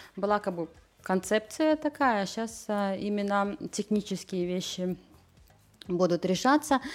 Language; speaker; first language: Russian; non-native, local second language; Latvian